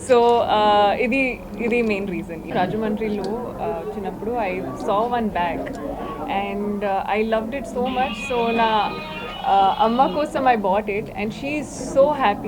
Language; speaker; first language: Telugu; non-native, learner; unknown